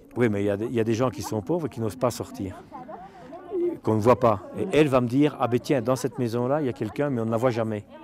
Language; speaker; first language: French; native; French